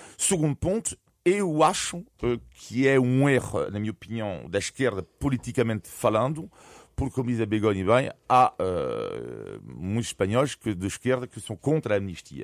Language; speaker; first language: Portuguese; non-native, fluent; French